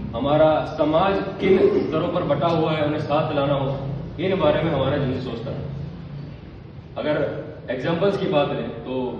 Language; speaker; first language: Hindi; non-native, local second language; Marathi